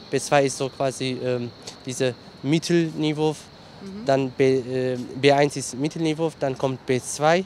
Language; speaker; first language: German; non-native, fluent; Kurdish